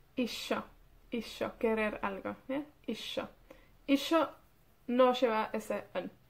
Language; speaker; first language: Spanish; non-native, fluent; Welsh